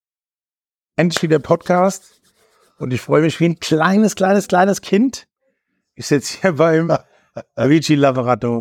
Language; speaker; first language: German; native; German